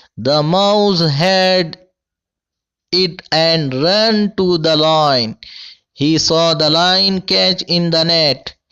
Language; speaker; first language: English; non-native, local second language; Urdu